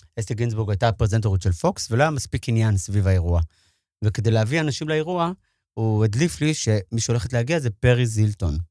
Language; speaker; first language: Hebrew; native; Hebrew